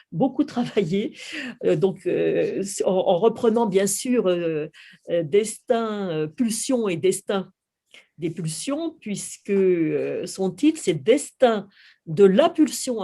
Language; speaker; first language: French; native; French